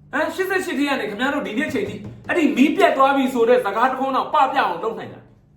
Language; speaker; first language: Burmese; native; Burmese